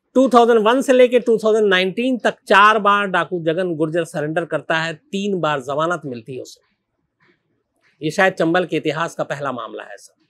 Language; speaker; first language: Hindi; native; Hindi